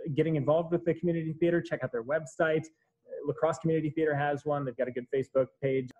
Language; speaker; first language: English; native; English